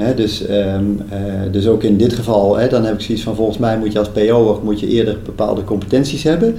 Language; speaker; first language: Dutch; native; Dutch